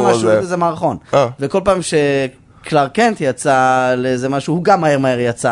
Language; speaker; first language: Hebrew; native; Hebrew